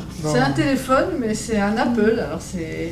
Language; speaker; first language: French; native; French